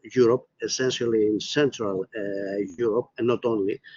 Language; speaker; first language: English; non-native, fluent; Greek